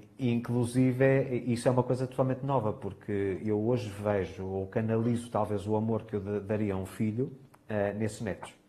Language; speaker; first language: Portuguese; native; Portuguese